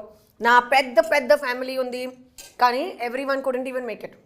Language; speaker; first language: Telugu; non-native, learner; Hindi